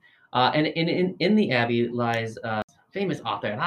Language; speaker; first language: English; native; English